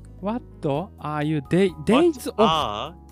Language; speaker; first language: English; non-native, learner; Japanese